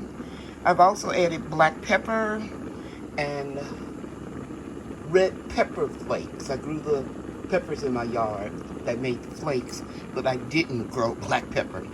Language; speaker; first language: English; native; English